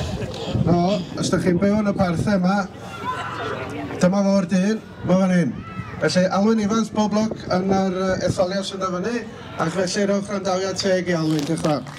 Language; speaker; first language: Welsh; native; Welsh